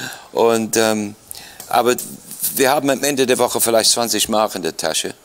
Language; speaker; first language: German; non-native, fluent; English